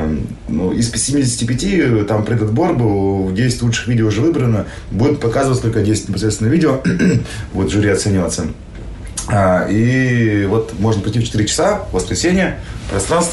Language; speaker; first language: Russian; native; Russian